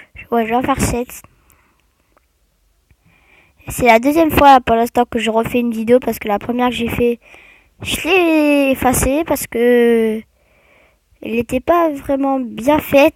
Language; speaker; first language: French; native; French